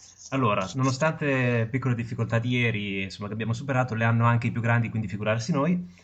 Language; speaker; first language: Italian; native; Italian